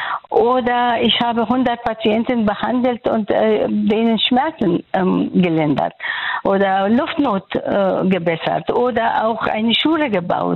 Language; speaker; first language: German; non-native, fluent; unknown